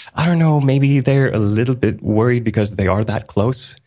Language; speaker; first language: English; early bilingual, other home language; Swedish